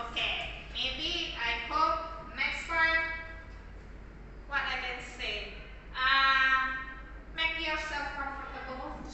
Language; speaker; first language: English; non-native, learner; Indonesian